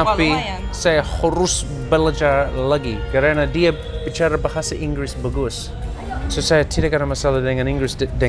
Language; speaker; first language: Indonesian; non-native, learner; English